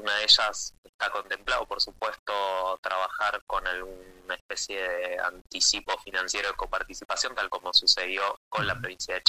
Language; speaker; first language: Spanish; native; Spanish